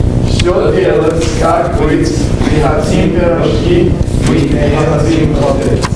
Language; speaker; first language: Russian; non-native, learner; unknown